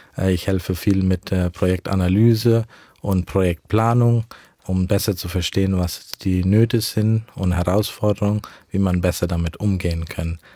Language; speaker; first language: German; early bilingual, heritage; German